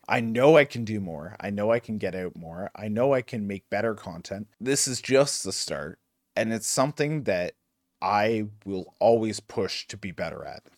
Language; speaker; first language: English; native; English